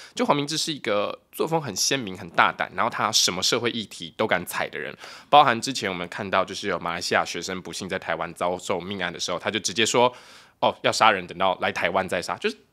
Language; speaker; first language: Chinese; native; Chinese